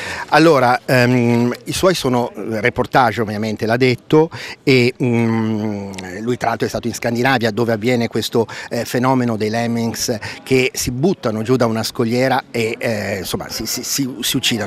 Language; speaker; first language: Italian; native; Italian